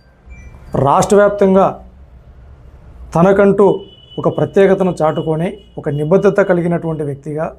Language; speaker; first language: Telugu; native; Telugu